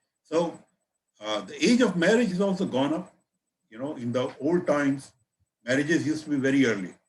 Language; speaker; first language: English; non-native, local second language; Hindi